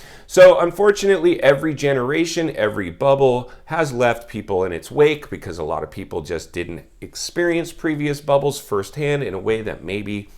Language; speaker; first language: English; native; English